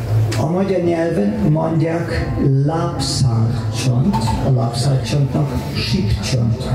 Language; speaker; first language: Hungarian; non-native, fluent; German